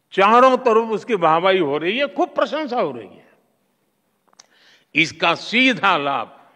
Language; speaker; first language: Hindi; non-native, local second language; Gujarati